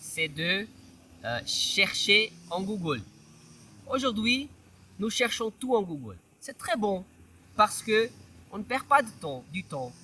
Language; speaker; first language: French; non-native, fluent; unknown